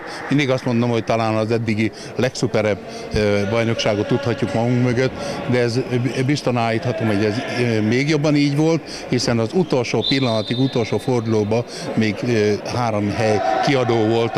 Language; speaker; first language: Hungarian; native; Hungarian